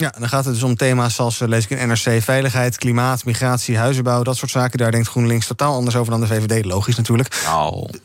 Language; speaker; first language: Dutch; native; Dutch